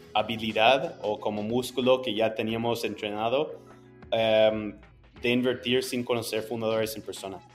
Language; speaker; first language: Spanish; non-native, fluent; English